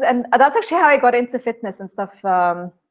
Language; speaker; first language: English; non-native, fluent; Arabic